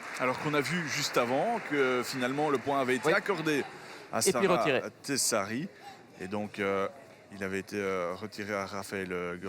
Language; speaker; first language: French; native; French